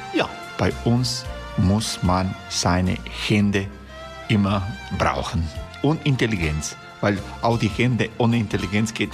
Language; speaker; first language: German; non-native, learner; Croatian